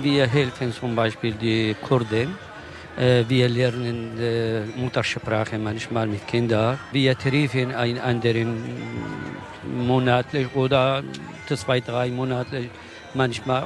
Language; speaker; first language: German; non-native, learner; Kurdish